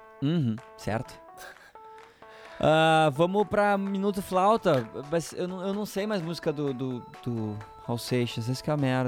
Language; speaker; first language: Portuguese; native; Portuguese